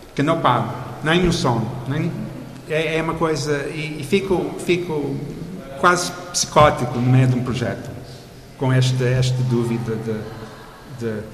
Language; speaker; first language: Portuguese; non-native, fluent; English